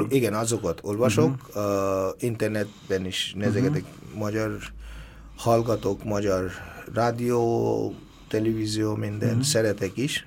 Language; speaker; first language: Hungarian; non-native, fluent; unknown